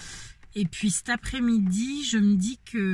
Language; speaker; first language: French; native; French